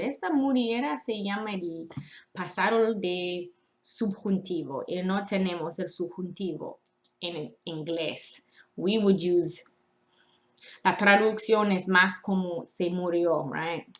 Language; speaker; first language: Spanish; non-native, fluent; English